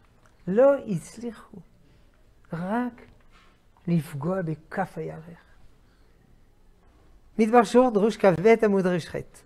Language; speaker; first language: Hebrew; non-native, fluent; French